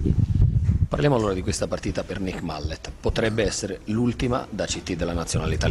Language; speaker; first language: Italian; native; Italian